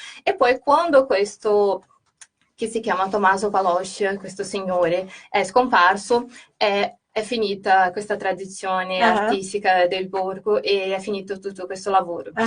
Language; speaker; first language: Italian; non-native, fluent; Portuguese